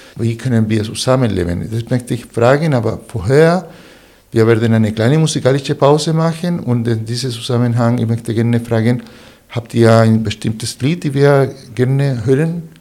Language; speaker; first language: German; non-native, fluent; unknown